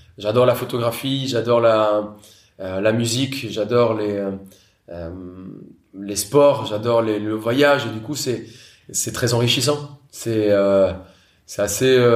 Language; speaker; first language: French; non-native, fluent; Spanish